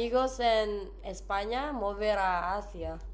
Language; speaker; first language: Spanish; non-native, learner; English